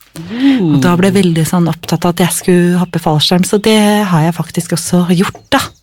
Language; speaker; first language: Norwegian; native; Norwegian